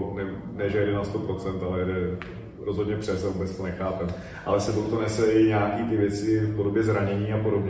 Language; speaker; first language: Czech; native; Czech